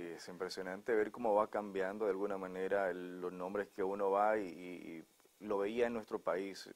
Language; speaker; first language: Spanish; native; Spanish